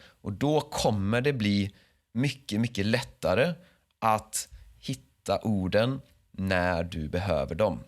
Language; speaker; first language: Swedish; native; Swedish